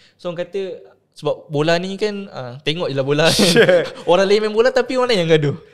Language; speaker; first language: Malay; native; Malay